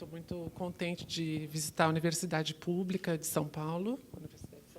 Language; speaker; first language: Portuguese; native; Portuguese